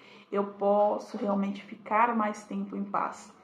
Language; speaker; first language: Portuguese; native; Portuguese